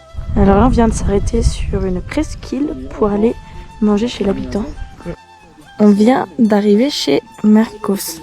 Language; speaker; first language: French; native; French